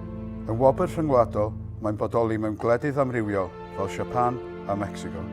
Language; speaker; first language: Welsh; native; Welsh